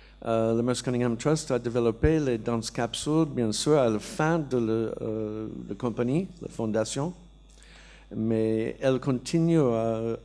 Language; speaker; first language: French; non-native, learner; English